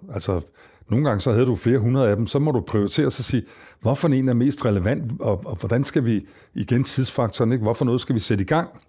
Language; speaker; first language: Danish; native; Danish